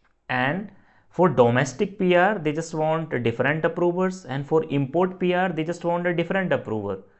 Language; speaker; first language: English; non-native, local second language; Hindi